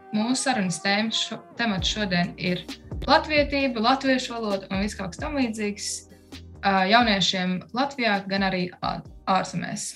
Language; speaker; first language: Latvian; early bilingual, heritage; Latvian